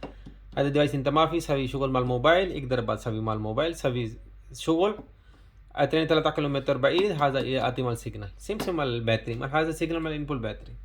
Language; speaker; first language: Arabic; non-native, learner; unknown